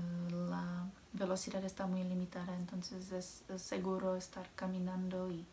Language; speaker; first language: Spanish; non-native, fluent; Czech